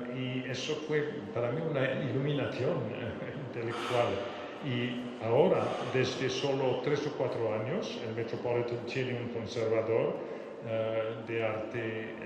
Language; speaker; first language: Spanish; non-native, fluent; French